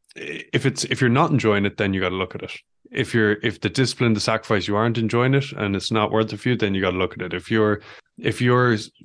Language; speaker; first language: English; native; English